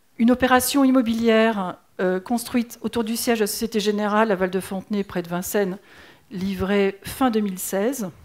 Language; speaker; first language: French; native; French